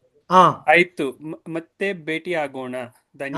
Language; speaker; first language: Kannada; non-native, learner; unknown